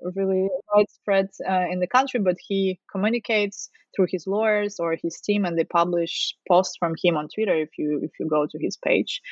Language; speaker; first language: English; non-native, fluent; Russian